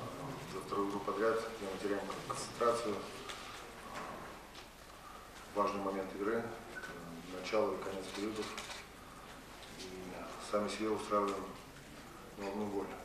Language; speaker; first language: Russian; native; Russian